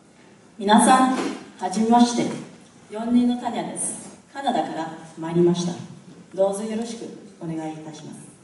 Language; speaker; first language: Japanese; non-native, fluent; English